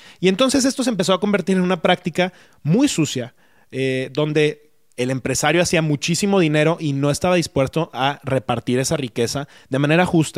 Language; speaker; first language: Spanish; native; Spanish